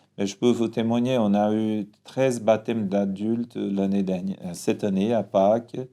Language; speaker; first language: French; non-native, fluent; Portuguese